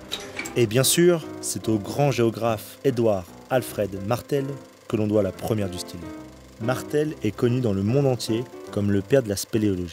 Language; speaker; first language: French; native; French